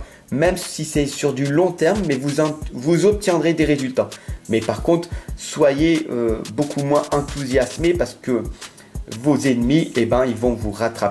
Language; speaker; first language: French; native; French